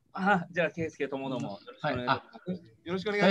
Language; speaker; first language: Japanese; native; Japanese